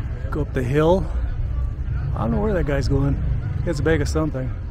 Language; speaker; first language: English; early bilingual, other home language; Spanish